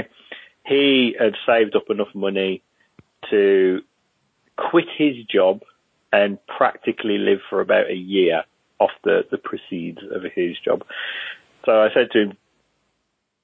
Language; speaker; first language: English; native; English